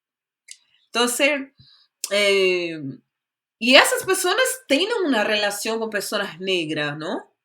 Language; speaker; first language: Spanish; non-native, fluent; Portuguese